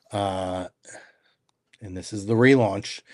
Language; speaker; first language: English; native; English